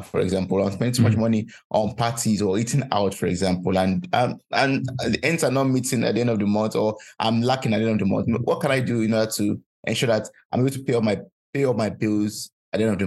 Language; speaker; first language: English; non-native, local second language; Yoruba